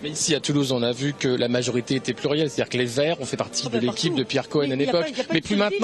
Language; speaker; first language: French; native; French